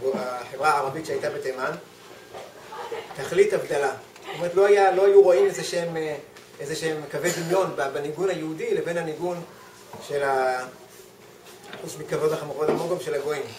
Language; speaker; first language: Hebrew; native; Hebrew